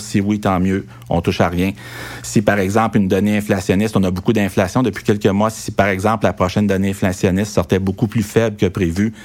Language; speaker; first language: French; native; French